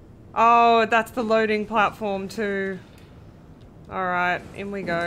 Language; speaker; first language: English; native; English